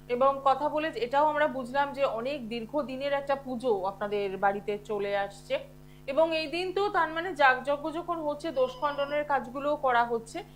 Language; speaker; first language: Bangla; native; Bangla